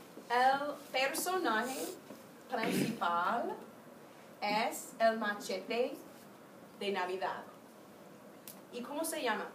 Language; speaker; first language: Spanish; non-native, fluent; English